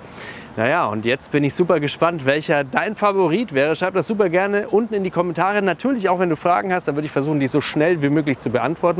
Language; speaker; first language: German; native; German